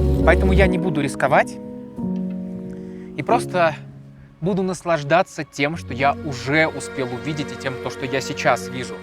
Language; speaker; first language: Russian; native; Russian